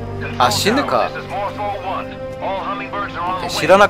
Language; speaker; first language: Japanese; non-native, learner; German